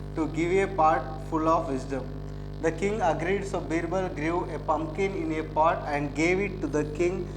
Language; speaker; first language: English; non-native, local second language; Telugu